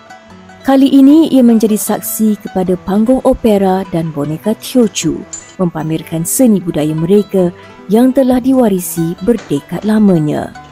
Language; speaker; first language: Malay; native; Malay